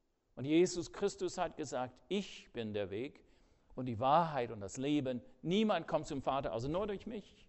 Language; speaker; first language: German; non-native, fluent; English